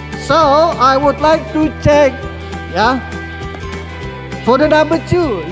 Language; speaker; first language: English; non-native, fluent; Indonesian